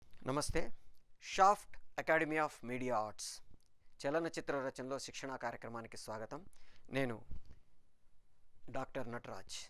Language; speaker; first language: Telugu; native; Telugu